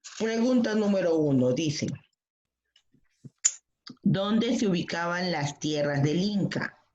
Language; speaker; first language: Spanish; native; Spanish